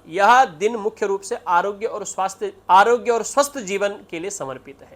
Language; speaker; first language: Hindi; native; Hindi